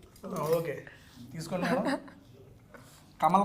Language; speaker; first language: Telugu; native; Telugu